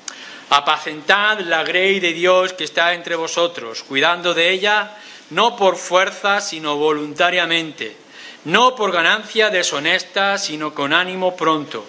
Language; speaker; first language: Spanish; native; Spanish